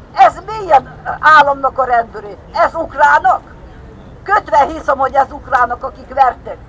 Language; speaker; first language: Hungarian; non-native, fluent; Ukrainian